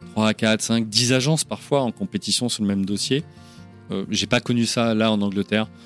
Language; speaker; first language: French; native; French